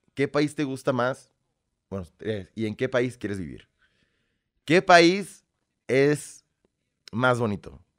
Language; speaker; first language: Spanish; early bilingual, other home language; Russian